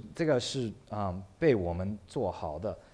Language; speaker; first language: Chinese; early bilingual, heritage; English